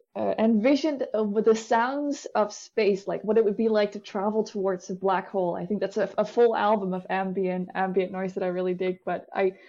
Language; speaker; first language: English; non-native, fluent; Dutch